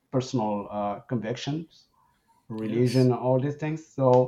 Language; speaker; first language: English; non-native, fluent; Arabic